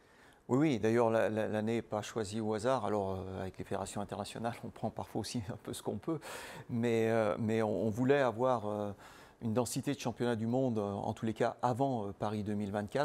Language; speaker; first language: French; native; French